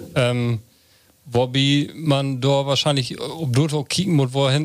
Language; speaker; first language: German; native; German